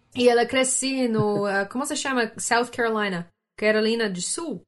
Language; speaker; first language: Portuguese; non-native, learner; English